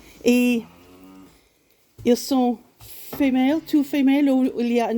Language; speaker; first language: French; non-native, learner; English